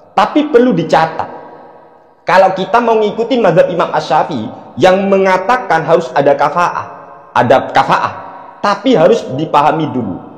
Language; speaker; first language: Indonesian; non-native, local second language; Madurese